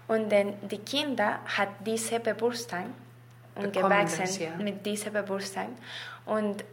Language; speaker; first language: German; non-native, learner; Spanish